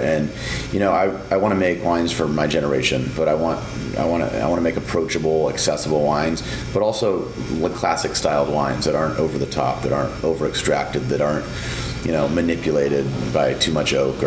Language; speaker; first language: English; native; English